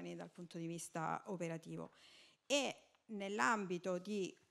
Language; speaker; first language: Italian; native; Italian